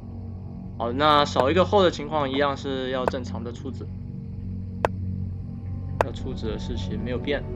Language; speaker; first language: Chinese; native; Chinese